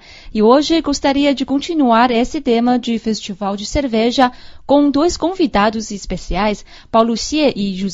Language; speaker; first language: Portuguese; non-native, fluent; Chinese